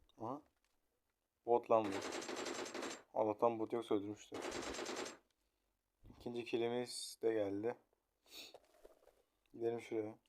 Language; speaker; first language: Turkish; native; Turkish